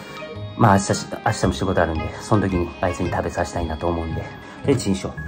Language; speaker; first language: Japanese; native; Japanese